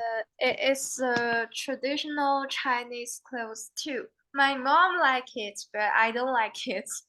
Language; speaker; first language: English; non-native, learner; Chinese